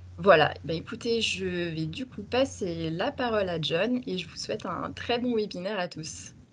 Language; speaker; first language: French; native; French